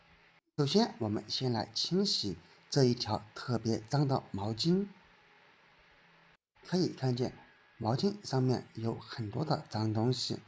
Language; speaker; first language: Chinese; native; Chinese